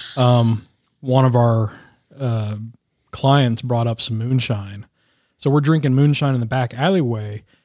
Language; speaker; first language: English; native; English